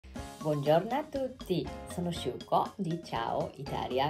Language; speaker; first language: Italian; non-native, fluent; Japanese